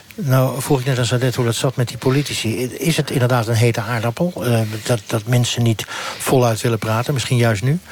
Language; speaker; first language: Dutch; native; Dutch